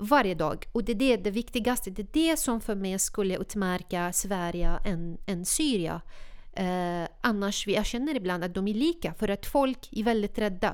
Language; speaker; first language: Swedish; non-native, fluent; Arabic